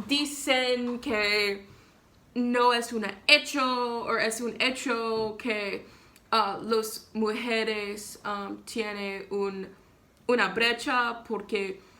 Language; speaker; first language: Spanish; non-native, learner; English